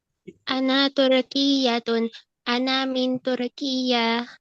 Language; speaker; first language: Arabic; non-native, learner; Indonesian